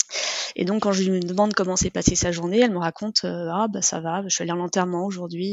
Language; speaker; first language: French; native; French